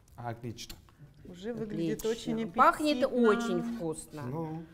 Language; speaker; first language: Russian; non-native, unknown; Italian